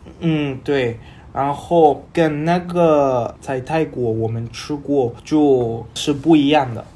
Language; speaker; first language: Chinese; non-native, learner; Spanish